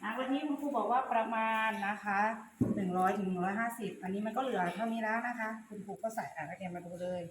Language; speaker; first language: Thai; native; Thai